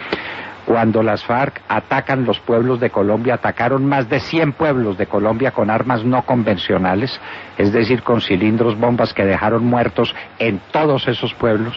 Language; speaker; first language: Spanish; native; Spanish